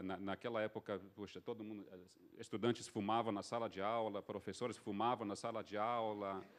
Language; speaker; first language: Portuguese; non-native, fluent; English